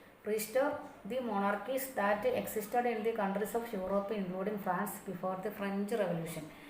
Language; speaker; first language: English; non-native, local second language; Malayalam